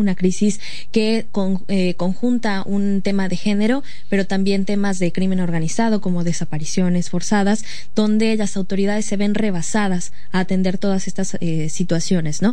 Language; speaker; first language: Spanish; native; Spanish